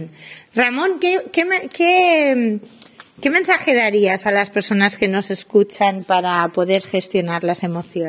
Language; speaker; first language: Spanish; native; Spanish